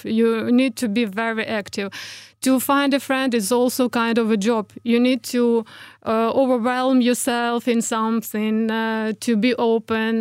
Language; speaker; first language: English; non-native, fluent; Ukrainian